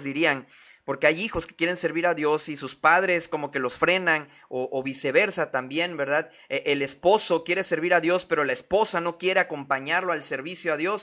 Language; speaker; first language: Spanish; native; Spanish